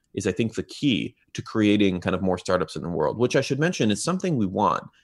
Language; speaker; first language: English; non-native, fluent; Hebrew